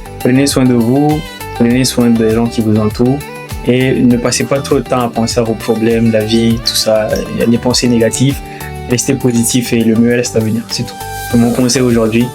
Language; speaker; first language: French; non-native, local second language; Fula